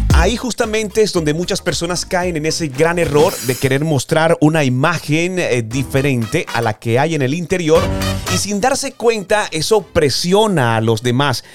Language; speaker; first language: Spanish; native; Spanish